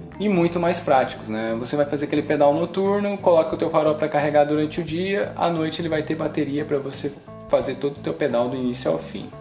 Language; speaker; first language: Portuguese; native; Portuguese